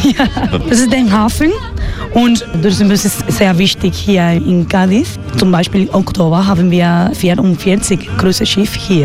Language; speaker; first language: German; non-native, learner; Spanish